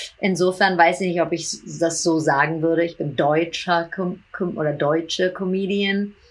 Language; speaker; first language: German; early bilingual, heritage; German